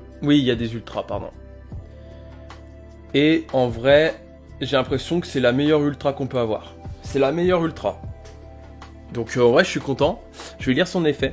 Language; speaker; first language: French; native; French